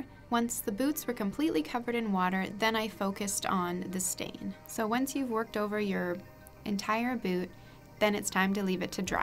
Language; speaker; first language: English; native; English